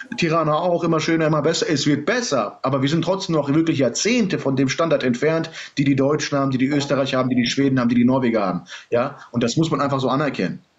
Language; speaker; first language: German; early bilingual, other home language; Serbian